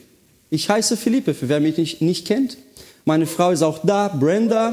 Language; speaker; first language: German; non-native, fluent; Portuguese